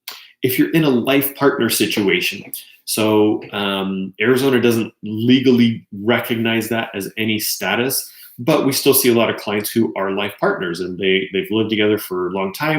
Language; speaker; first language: English; native; English